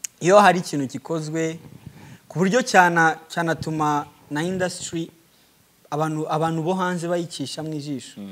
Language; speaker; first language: Kinyarwanda; early bilingual, heritage; Kinyarwanda